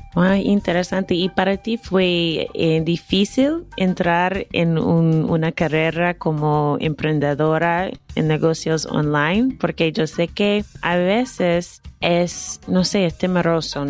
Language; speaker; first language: Spanish; non-native, fluent; English